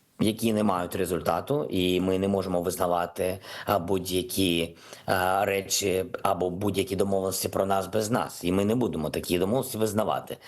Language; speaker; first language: Ukrainian; non-native, local second language; Russian